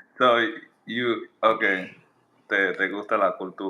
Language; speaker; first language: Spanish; non-native, learner; English